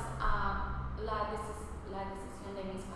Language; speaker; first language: Spanish; early bilingual, heritage; Spanish